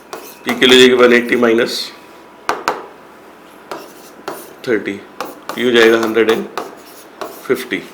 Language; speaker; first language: Hindi; native; Hindi